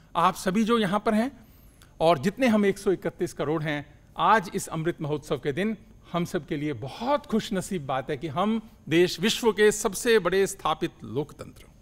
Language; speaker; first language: Hindi; native; Hindi